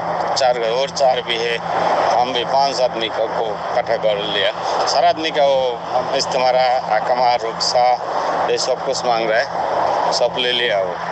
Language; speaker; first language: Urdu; non-native, local second language; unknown